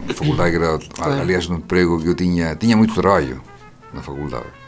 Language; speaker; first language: Portuguese; non-native, fluent; Spanish